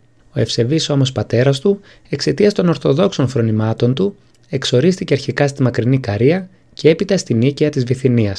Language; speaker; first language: Greek; native; Greek